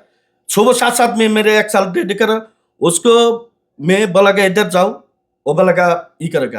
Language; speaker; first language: Hindi; non-native, learner; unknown